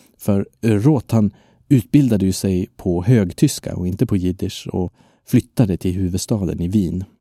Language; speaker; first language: Swedish; non-native, fluent; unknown